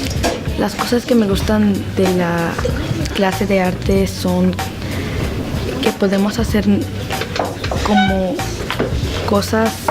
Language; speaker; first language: Spanish; early bilingual, other home language; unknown